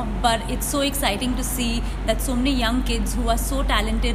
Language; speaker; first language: English; non-native, local second language; Bangla